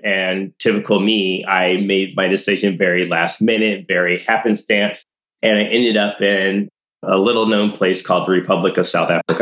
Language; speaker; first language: English; native; English